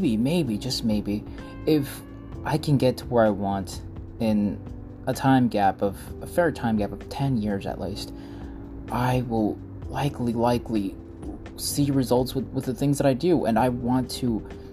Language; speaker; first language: English; non-native, fluent; Spanish